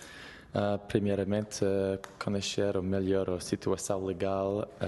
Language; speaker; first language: Portuguese; non-native, learner; English